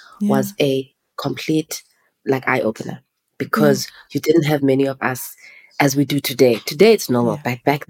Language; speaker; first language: English; non-native, local second language; Xhosa